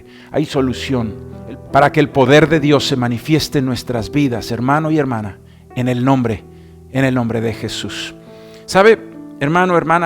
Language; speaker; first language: Spanish; native; Spanish